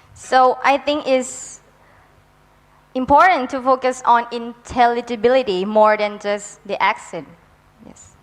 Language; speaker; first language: English; non-native, learner; Thai